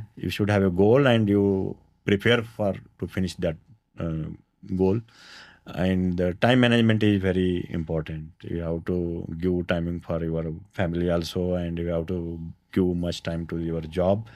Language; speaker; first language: English; non-native, local second language; Kannada